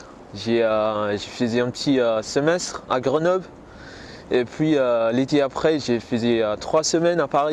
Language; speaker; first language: French; non-native, learner; English